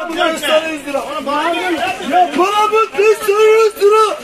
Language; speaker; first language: Turkish; non-native, learner; Indonesian